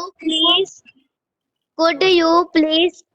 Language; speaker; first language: English; non-native, learner; Hindi